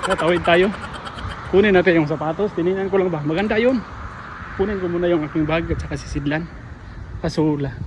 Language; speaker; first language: Filipino; non-native, local second language; Cebuano